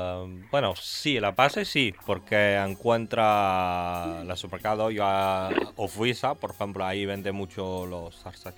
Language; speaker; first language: Spanish; non-native, learner; Chinese